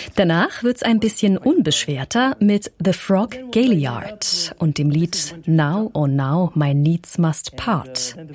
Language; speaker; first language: German; native; German